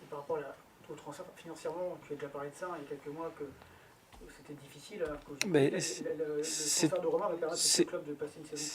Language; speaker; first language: French; native; French